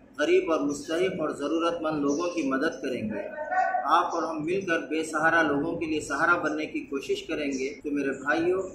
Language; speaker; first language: Hindi; non-native, local second language; Urdu